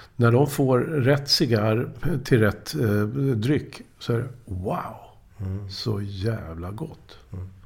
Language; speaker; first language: Swedish; native; Swedish